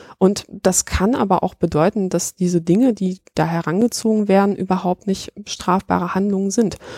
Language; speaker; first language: German; early bilingual, other home language; Polish